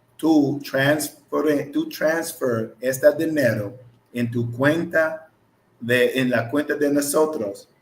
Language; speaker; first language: Spanish; non-native, learner; English